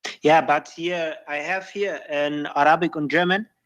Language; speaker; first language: English; non-native, learner; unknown